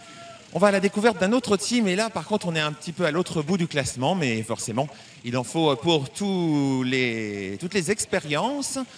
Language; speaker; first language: French; native; French